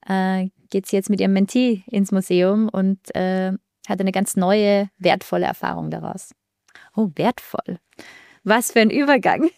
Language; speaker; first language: German; native; German